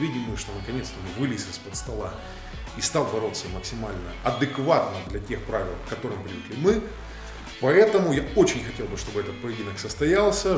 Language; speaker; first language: Russian; native; Russian